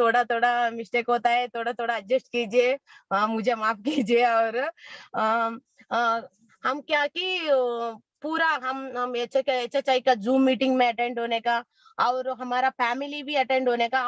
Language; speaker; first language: Hindi; non-native, local second language; Kannada